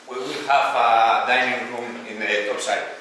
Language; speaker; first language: English; non-native, learner; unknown